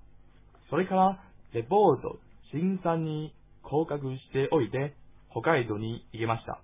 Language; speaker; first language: Japanese; non-native, learner; Chinese